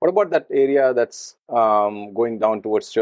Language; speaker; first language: English; non-native, local second language; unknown